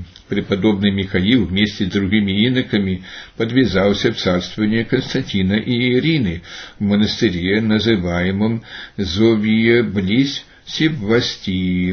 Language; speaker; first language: Russian; native; Russian